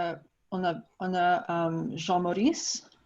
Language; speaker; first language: French; non-native, fluent; English